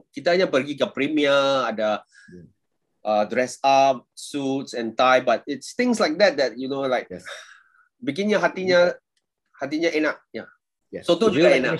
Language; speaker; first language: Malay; non-native, local second language; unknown